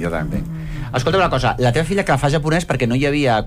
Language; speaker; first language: Catalan; native; Catalan